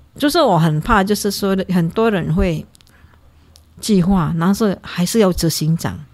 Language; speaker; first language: Chinese; non-native, fluent; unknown